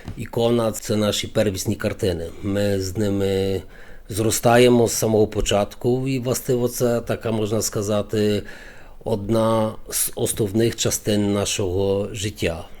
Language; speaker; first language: Ukrainian; native; Ukrainian